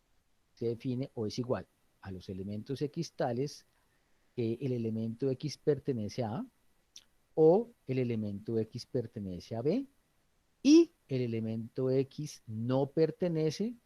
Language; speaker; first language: Spanish; native; Spanish